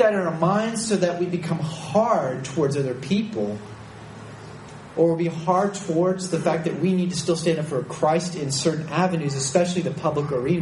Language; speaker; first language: English; native; English